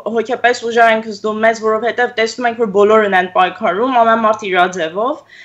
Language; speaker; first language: Armenian; early bilingual, heritage; Armenian